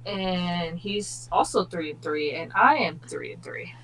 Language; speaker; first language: English; native; English